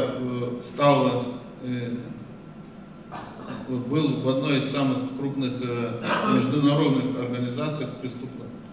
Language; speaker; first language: Russian; non-native, local second language; Lithuanian